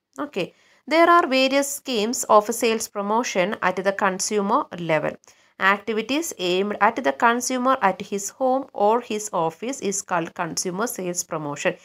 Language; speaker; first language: English; non-native, local second language; Malayalam